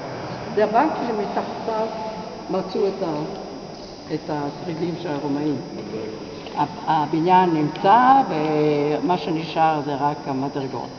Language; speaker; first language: Hebrew; non-native, fluent; Italian